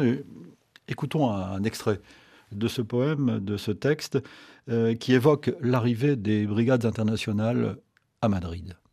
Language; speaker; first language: French; native; French